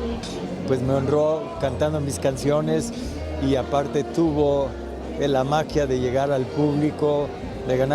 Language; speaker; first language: Spanish; native; Spanish